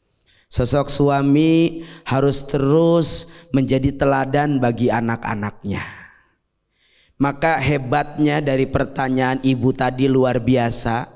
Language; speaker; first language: Indonesian; native; Indonesian